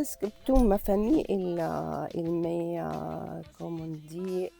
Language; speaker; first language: French; non-native, learner; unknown